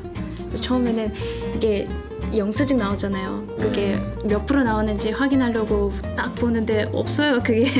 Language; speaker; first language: Korean; non-native, fluent; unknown